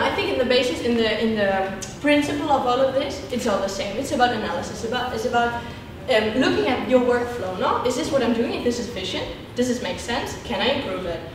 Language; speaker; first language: English; non-native, fluent; German